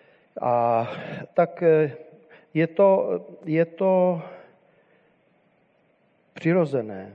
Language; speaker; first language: Czech; native; Czech